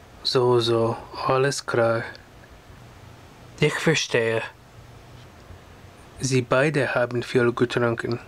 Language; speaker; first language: German; non-native, learner; Russian